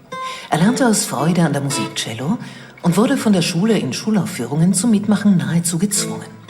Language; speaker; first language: German; native; German